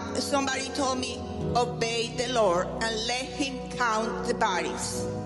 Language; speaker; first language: English; non-native, fluent; Spanish